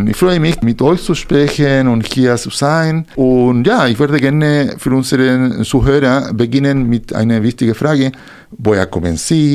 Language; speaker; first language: German; non-native, fluent; Spanish